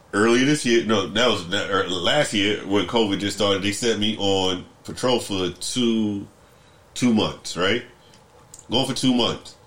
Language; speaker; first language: English; native; English